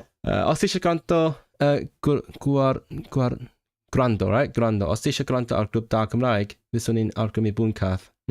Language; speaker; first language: Welsh; non-native, fluent; Cantonese